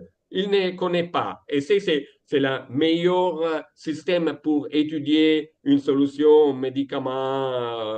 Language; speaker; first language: French; non-native, learner; Italian